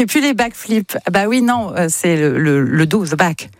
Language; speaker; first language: French; native; French